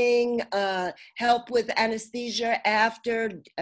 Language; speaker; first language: English; native; English